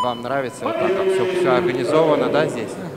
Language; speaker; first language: Russian; native; Russian